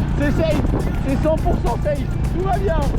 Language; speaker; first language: French; native; French